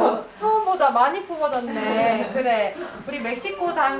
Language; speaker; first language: Korean; native; Korean